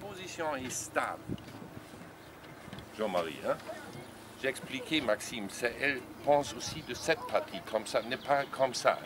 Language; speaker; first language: French; non-native, learner; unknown